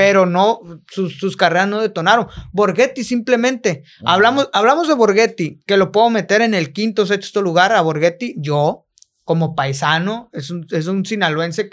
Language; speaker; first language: Spanish; native; Spanish